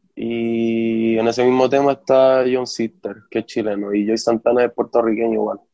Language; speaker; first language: Spanish; native; Spanish